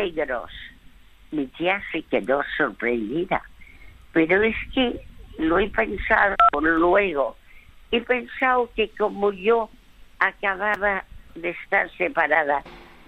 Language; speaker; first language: Spanish; early bilingual, other home language; French